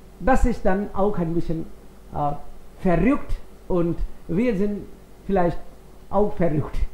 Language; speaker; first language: German; non-native, fluent; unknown